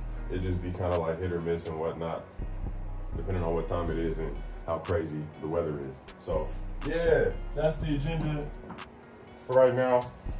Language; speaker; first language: English; native; English